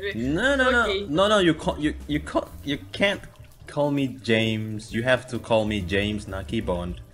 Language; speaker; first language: English; non-native, fluent; Indonesian